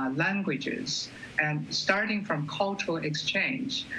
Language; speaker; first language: English; non-native, fluent; Chinese